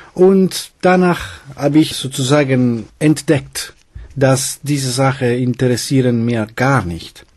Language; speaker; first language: German; non-native, learner; Italian